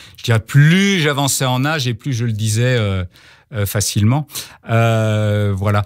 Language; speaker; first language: French; native; French